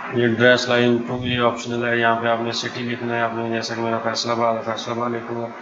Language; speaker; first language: Urdu; non-native, local second language; Punjabi